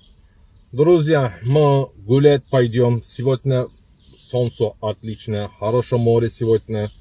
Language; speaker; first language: Russian; non-native, learner; Turkish